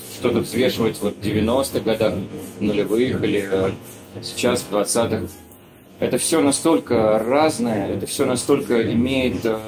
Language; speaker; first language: Russian; native; Russian